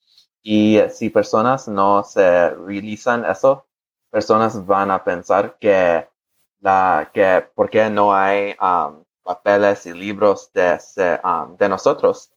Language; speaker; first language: Spanish; early bilingual, heritage; English